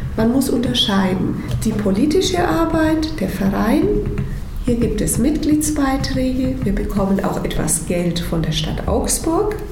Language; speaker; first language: German; native; German